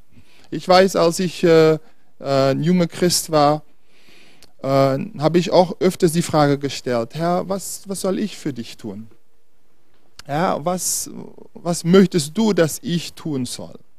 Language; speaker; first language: German; non-native, fluent; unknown